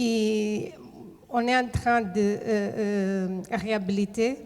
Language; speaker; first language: French; non-native, fluent; Portuguese